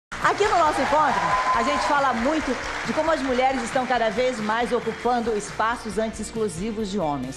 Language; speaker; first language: Portuguese; native; Portuguese